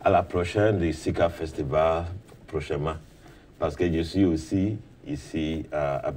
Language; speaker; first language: French; non-native, learner; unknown